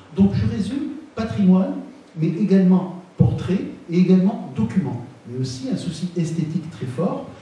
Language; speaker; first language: French; non-native, local second language; Arabic